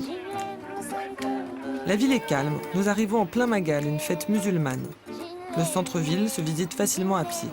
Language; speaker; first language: French; native; French